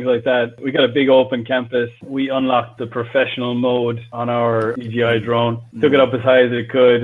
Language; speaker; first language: English; native; English